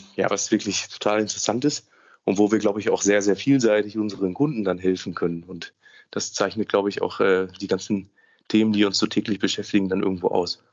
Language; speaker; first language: German; native; German